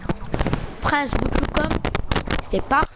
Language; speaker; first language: French; native; French